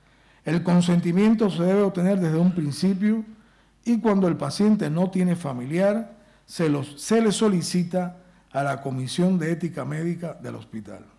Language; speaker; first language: Spanish; native; Spanish